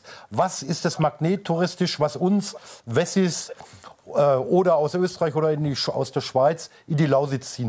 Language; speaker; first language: German; native; German